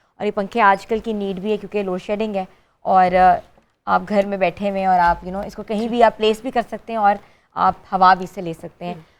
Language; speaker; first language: Urdu; native; Urdu